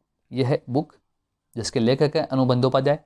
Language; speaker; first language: Hindi; native; Hindi